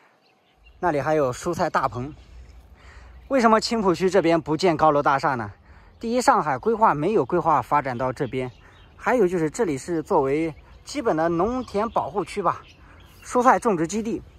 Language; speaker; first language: Chinese; native; Chinese